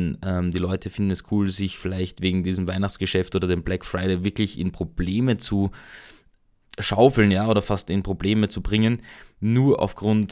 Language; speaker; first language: German; native; German